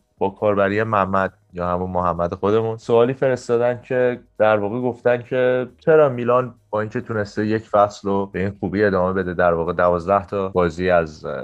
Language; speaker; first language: Persian; native; Persian